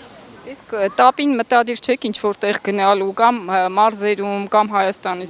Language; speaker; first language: Armenian; native; Armenian